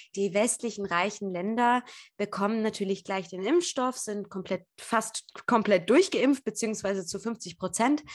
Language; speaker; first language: German; native; German